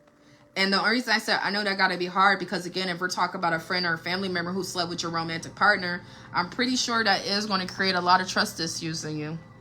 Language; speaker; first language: English; native; English